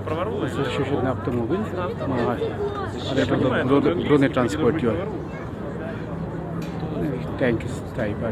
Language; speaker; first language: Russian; non-native, fluent; Bangla